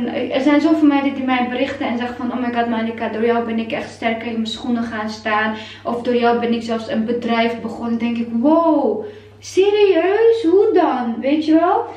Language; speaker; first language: Dutch; non-native, fluent; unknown